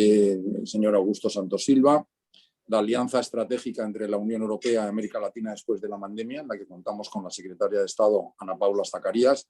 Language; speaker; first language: Spanish; native; Spanish